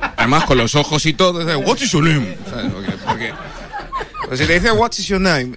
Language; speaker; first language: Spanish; early bilingual, other home language; English